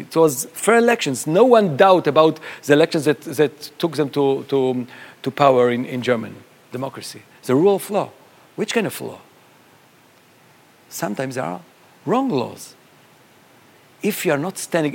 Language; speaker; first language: English; non-native, fluent; Hebrew